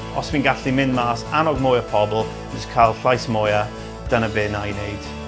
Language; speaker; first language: Welsh; non-native, local second language; English